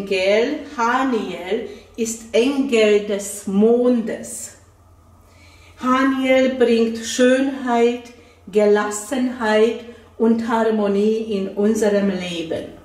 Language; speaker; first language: German; non-native, fluent; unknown